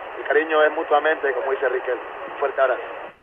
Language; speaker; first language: Spanish; native; Spanish